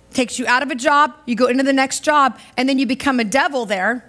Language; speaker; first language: English; native; English